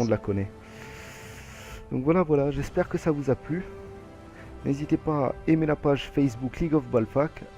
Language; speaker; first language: French; native; French